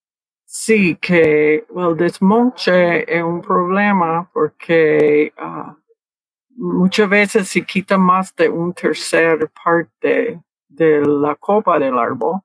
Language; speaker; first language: Spanish; early bilingual, heritage; Spanish